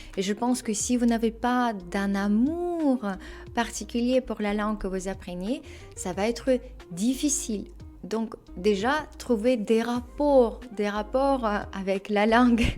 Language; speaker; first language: French; non-native, fluent; Russian